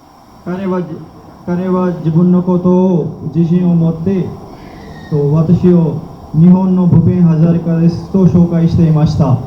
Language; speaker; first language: Japanese; non-native, fluent; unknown